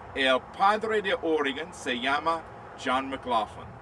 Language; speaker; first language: Spanish; non-native, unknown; English